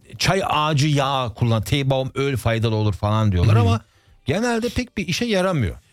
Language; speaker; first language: Turkish; early bilingual, heritage; Turkish